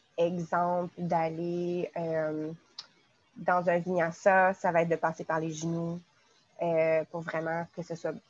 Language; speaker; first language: French; native; French